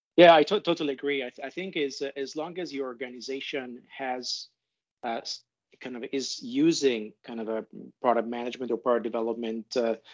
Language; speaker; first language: English; non-native, fluent; Italian